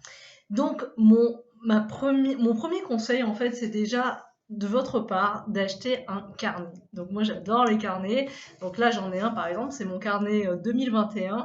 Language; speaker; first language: French; native; French